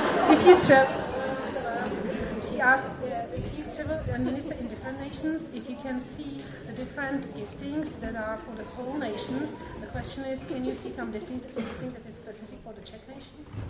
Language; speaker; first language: English; non-native, fluent; Czech